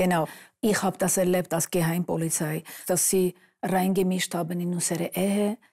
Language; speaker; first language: German; non-native, fluent; Armenian